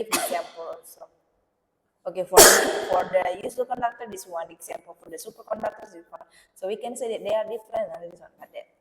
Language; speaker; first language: English; non-native, local second language; Indonesian